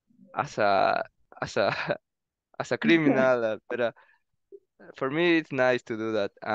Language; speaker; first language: English; non-native, learner; Spanish